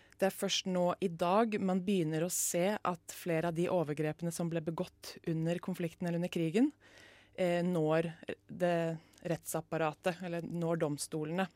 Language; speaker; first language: Norwegian; native; Norwegian